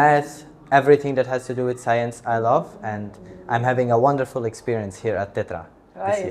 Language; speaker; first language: English; non-native, fluent; Italian